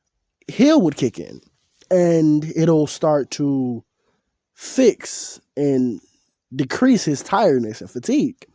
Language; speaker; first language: English; native; English